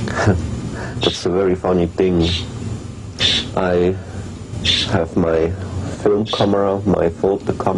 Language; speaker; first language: English; non-native, learner; German